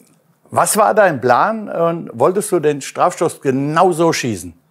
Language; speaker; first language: German; native; German